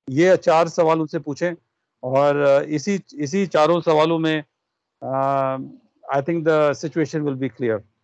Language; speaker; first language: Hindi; non-native, local second language; Punjabi